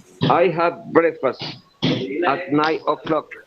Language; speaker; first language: English; non-native, learner; Spanish